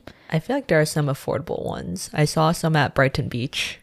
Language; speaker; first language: English; non-native, fluent; Chinese